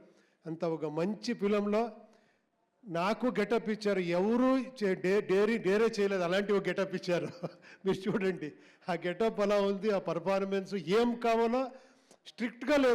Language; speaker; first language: Telugu; non-native, local second language; Kannada